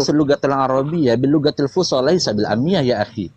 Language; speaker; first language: Arabic; non-native, learner; Indonesian